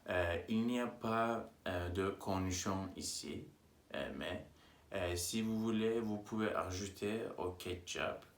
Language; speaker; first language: French; non-native, learner; Turkish